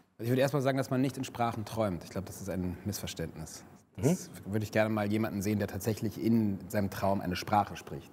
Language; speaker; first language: German; native; German